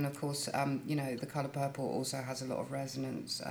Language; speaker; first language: English; native; English